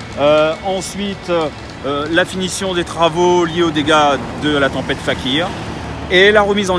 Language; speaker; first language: French; native; French